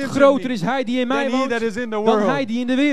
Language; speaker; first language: Dutch; native; Dutch